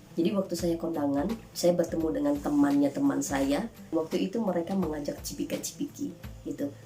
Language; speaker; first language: Indonesian; native; Indonesian